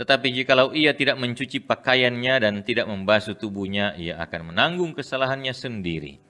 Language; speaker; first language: Indonesian; native; Indonesian